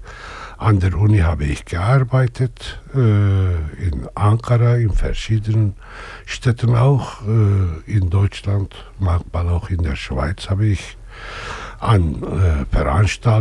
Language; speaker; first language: German; non-native, fluent; Kurdish